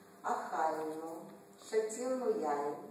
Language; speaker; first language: Hebrew; non-native, learner; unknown